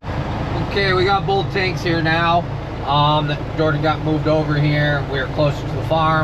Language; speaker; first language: English; native; English